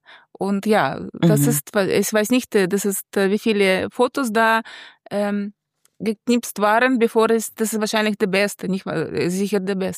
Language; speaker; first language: German; non-native, fluent; Russian